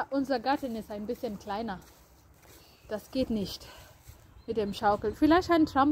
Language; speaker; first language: German; non-native, fluent; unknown